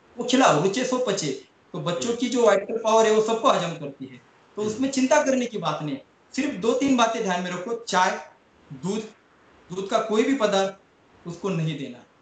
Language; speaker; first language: Hindi; non-native, local second language; Marathi